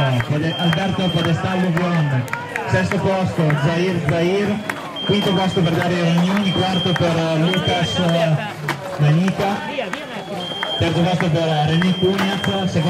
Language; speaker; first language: Italian; native; Italian